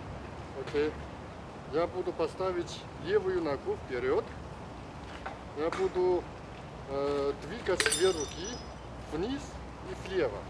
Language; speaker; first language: Russian; non-native, learner; Chinese